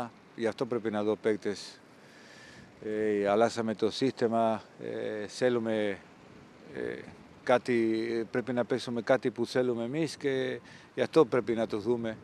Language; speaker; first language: Greek; non-native, fluent; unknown